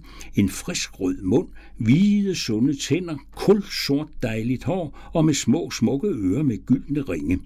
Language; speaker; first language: Danish; native; Danish